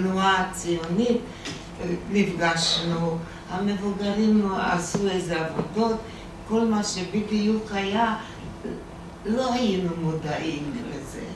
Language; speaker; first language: Hebrew; non-native, fluent; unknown